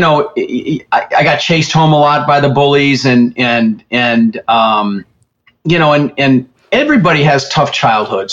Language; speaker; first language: English; early bilingual, other home language; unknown